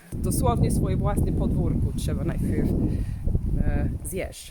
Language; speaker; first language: Polish; non-native, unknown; English